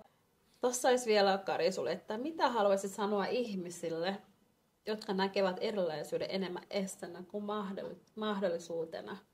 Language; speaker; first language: Finnish; non-native, fluent; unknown